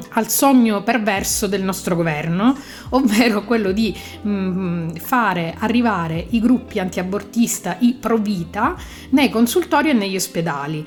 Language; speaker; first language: Italian; native; Italian